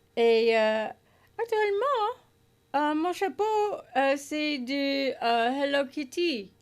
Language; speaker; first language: French; non-native, learner; English